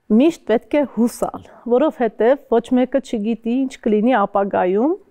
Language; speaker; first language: Armenian; native; Armenian